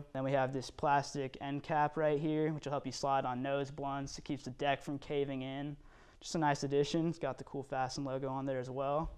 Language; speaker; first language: English; native; English